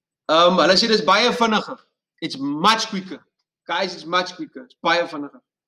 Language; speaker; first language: English; non-native, local second language; Afrikaans